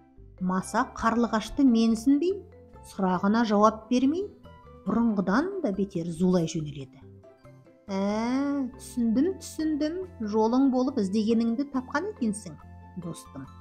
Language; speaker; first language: Kazakh; native; Kazakh